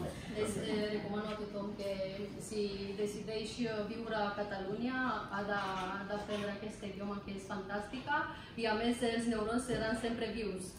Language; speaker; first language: Catalan; non-native, fluent; Romanian